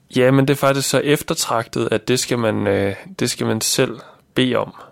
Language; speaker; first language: Danish; native; Danish